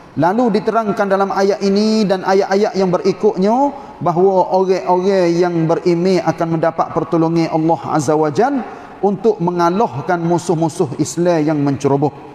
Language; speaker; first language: Malay; native; Malay